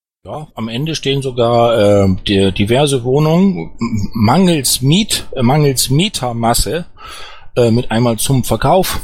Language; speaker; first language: German; native; German